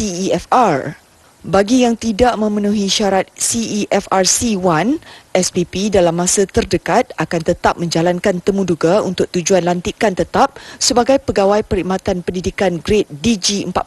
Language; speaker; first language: Malay; native; Malay